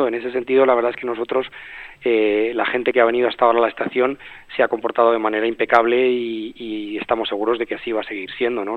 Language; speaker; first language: Spanish; native; Spanish